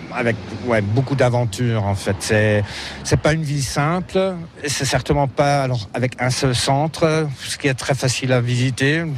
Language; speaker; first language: French; non-native, fluent; German